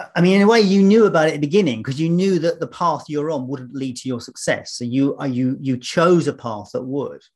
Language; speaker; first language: English; native; English